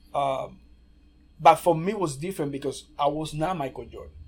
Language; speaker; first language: English; non-native, fluent; Spanish